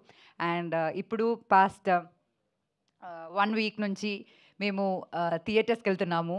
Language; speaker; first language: Telugu; non-native, local second language; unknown